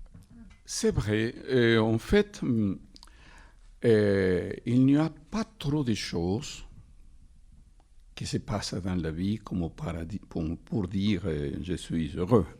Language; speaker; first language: French; non-native, fluent; Spanish